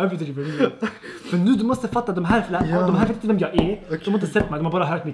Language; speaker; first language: Swedish; native; Swedish